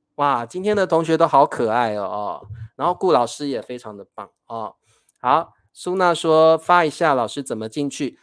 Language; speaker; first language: Chinese; native; Chinese